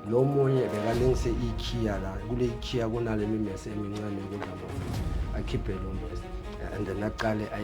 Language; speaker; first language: Zulu; native; Zulu